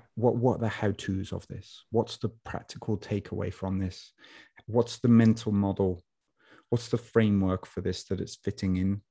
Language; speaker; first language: English; native; English